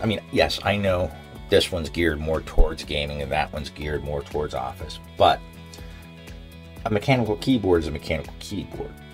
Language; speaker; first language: English; native; English